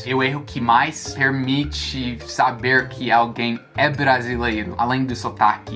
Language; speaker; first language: Portuguese; non-native, fluent; English